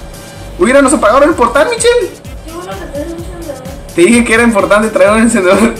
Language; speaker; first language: Spanish; native; Spanish